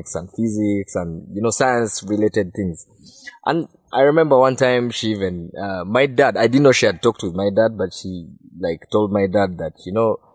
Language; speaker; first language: English; non-native, local second language; Ganda